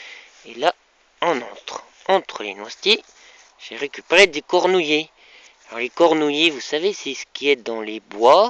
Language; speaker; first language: French; native; French